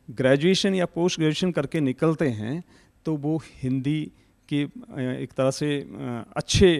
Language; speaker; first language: Hindi; native; Hindi